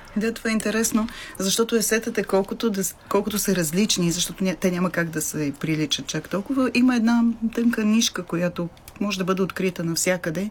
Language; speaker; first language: Bulgarian; native; Bulgarian